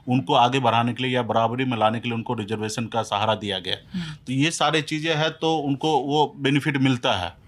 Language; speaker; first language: Hindi; native; Hindi